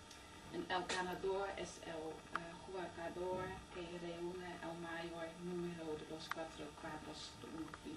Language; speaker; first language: Spanish; non-native, learner; Dutch